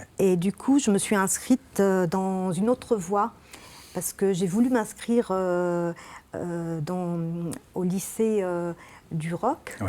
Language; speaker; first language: French; non-native, local second language; Arabic